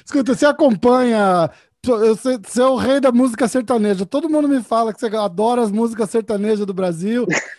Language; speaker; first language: Portuguese; native; Portuguese